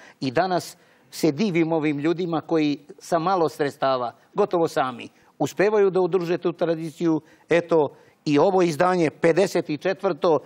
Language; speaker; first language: Croatian; early bilingual, heritage; Serbian